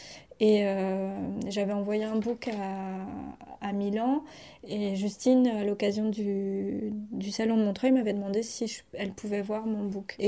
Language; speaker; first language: French; native; French